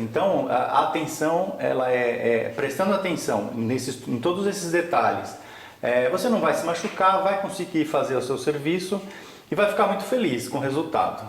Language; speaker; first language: Portuguese; native; Portuguese